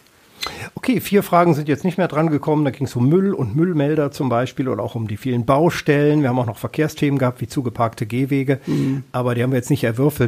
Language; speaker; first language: German; native; German